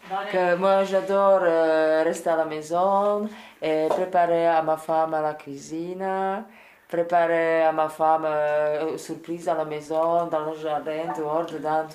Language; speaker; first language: French; non-native, learner; Slovak